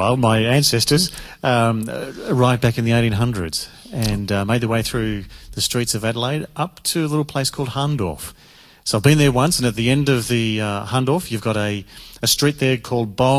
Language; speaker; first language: English; native; English